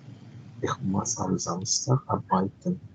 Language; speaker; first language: German; non-native, learner; Indonesian